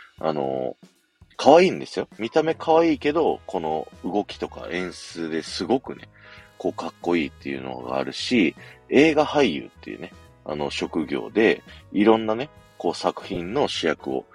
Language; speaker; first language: Japanese; native; Japanese